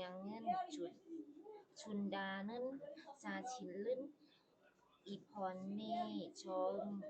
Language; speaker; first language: Korean; non-native, learner; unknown